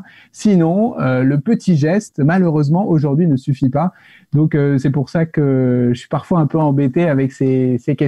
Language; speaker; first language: French; native; French